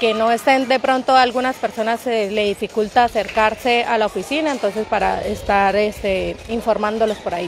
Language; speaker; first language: Spanish; native; Spanish